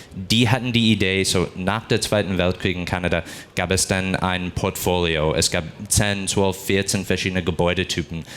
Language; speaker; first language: German; non-native, fluent; English